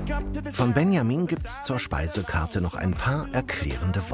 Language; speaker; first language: German; native; German